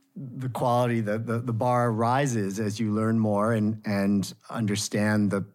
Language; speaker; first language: English; native; English